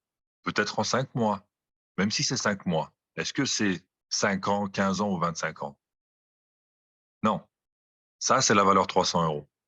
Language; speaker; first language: French; non-native, fluent; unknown